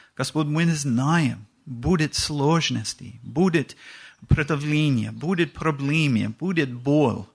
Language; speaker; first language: Russian; non-native, learner; English